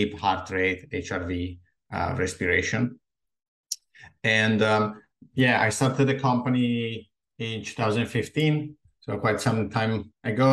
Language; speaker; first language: English; non-native, fluent; Italian